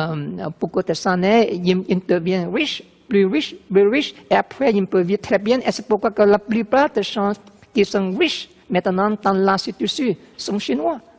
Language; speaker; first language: French; non-native, learner; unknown